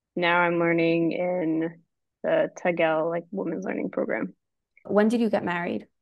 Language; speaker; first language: English; native; English